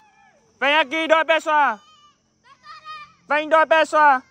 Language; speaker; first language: Portuguese; non-native, learner; Vietnamese